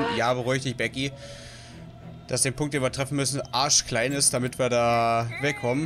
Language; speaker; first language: German; native; German